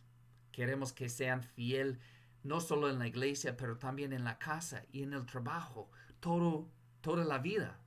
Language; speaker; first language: Spanish; non-native, fluent; English